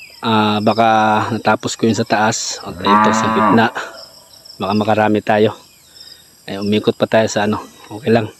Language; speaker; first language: Filipino; non-native, local second language; Cebuano